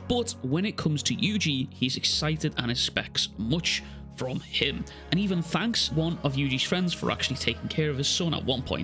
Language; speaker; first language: English; native; English